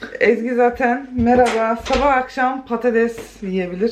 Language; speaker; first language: Turkish; early bilingual, heritage; Turkish